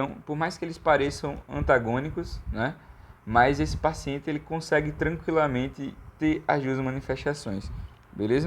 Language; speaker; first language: Portuguese; native; Portuguese